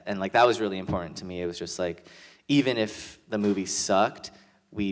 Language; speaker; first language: English; native; English